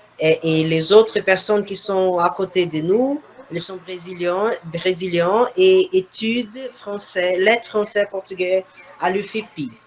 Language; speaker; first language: French; non-native, fluent; Portuguese